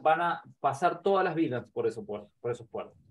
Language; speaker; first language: Spanish; native; Spanish